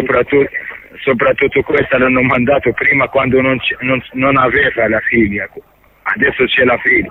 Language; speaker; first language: Italian; non-native, learner; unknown